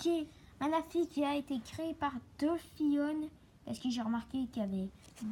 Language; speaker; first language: French; native; French